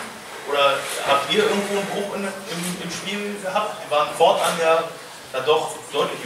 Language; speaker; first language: German; native; German